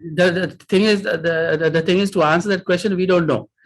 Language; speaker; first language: English; non-native, local second language; Sinhala